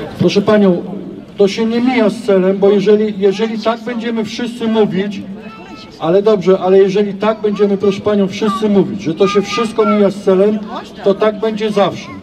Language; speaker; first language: Polish; native; Polish